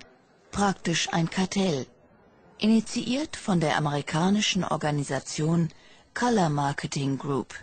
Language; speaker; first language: German; native; German